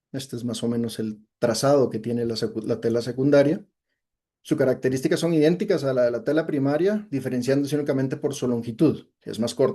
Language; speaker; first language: Spanish; native; Spanish